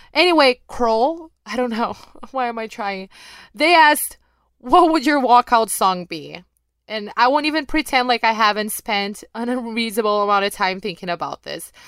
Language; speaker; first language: English; non-native, fluent; Portuguese